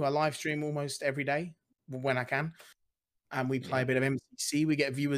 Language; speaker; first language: English; native; English